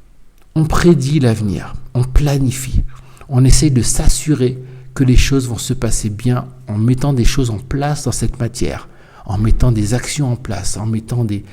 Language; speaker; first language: French; native; French